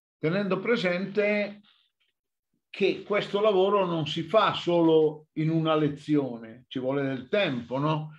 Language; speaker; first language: Italian; native; Italian